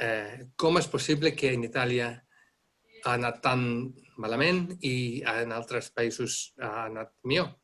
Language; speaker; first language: Catalan; non-native, fluent; Dutch